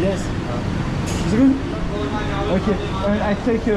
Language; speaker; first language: English; non-native, learner; French